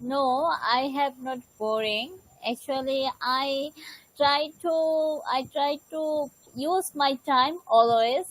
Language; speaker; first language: English; non-native, learner; Bangla